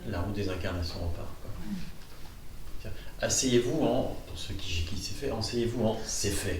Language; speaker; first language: French; native; French